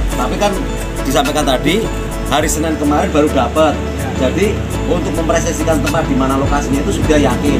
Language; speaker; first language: Indonesian; native; Indonesian